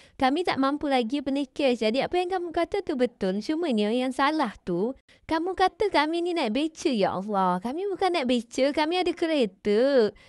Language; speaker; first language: Malay; native; Malay